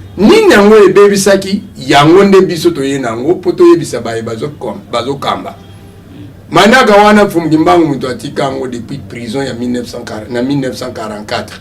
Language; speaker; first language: Lingala; non-native, local second language; Kongo